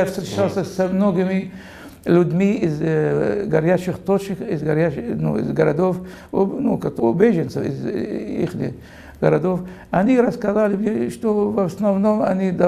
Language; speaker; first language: Russian; non-native, fluent; Arabic